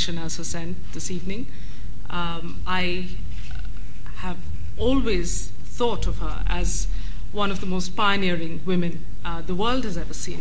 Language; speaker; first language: English; non-native, local second language; Bangla